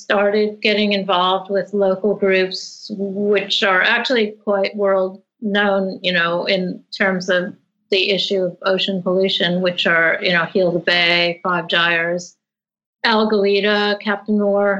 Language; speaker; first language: English; native; English